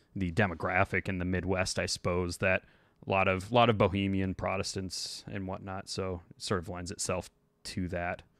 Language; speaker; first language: English; native; English